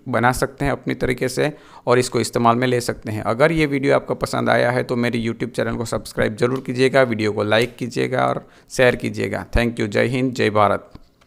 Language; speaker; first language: Hindi; non-native, local second language; Gujarati